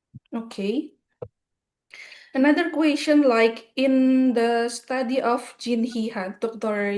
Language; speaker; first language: English; non-native, fluent; Indonesian